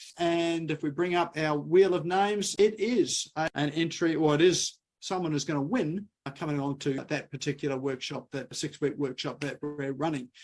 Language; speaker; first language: English; native; English